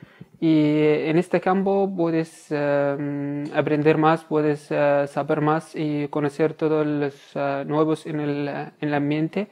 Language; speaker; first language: Spanish; non-native, fluent; Arabic